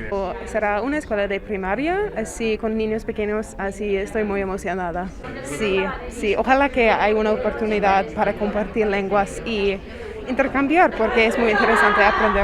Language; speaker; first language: Spanish; non-native, fluent; English